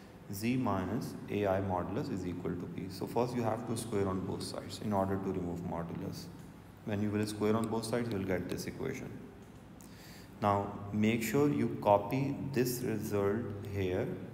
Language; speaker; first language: English; non-native, local second language; Urdu